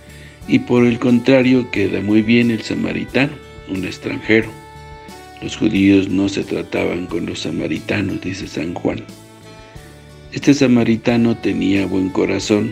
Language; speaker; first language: Spanish; native; Spanish